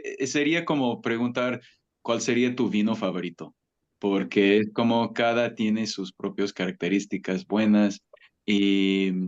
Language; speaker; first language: Spanish; non-native, fluent; English